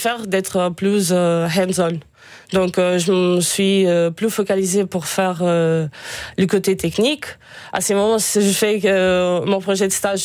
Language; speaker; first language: French; non-native, fluent; Portuguese